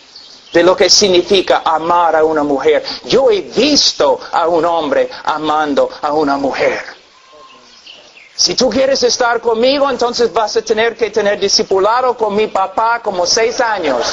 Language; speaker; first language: Spanish; non-native, fluent; English